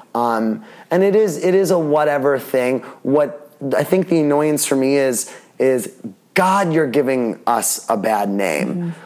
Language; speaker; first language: English; native; English